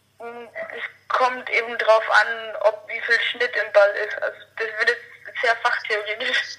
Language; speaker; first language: German; native; German